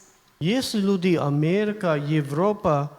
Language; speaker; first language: Russian; non-native, learner; English